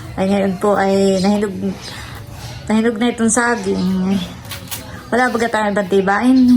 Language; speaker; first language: Filipino; native; Filipino